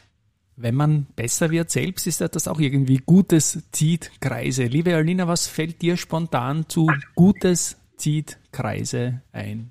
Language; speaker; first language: German; native; German